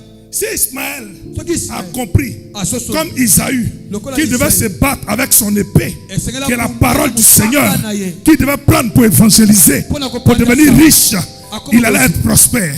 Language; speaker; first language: French; native; French